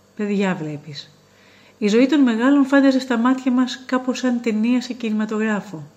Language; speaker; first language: Greek; native; Greek